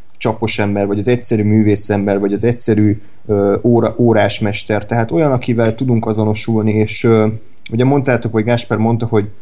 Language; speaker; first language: Hungarian; native; Hungarian